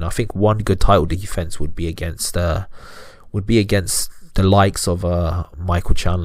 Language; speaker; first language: English; native; English